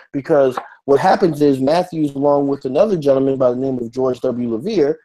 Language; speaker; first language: English; native; English